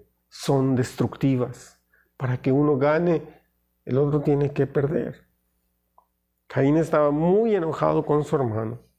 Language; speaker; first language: Spanish; native; Spanish